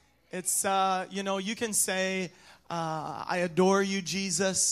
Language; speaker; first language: English; native; English